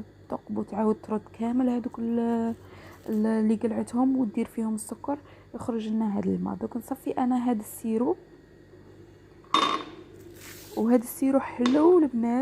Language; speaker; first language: Arabic; native; Arabic